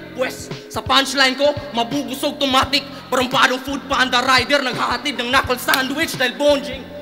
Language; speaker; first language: Filipino; non-native, local second language; Cebuano